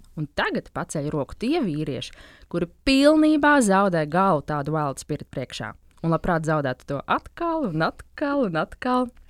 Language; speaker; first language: Latvian; native; Latvian